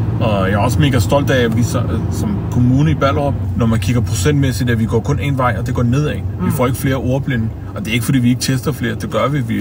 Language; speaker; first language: Danish; early bilingual, other home language; Kurdish